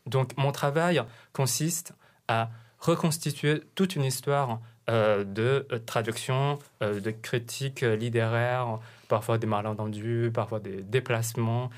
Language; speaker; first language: French; non-native, fluent; Chinese